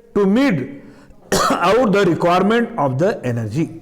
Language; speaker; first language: Hindi; non-native, local second language; Marathi